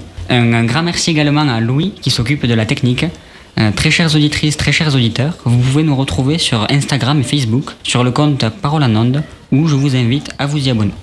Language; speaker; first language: French; native; French